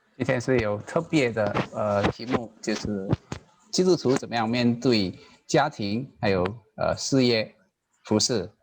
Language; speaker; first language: Chinese; non-native, learner; Indonesian